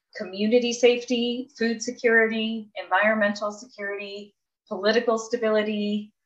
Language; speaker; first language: English; native; English